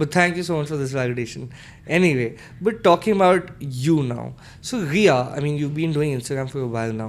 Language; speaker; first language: English; non-native, local second language; Hindi